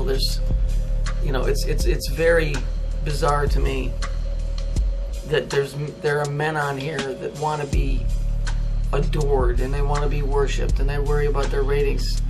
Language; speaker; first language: English; native; English